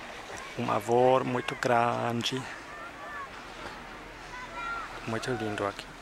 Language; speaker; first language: Portuguese; non-native, fluent; German